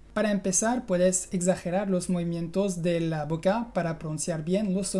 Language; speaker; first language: Spanish; non-native, fluent; French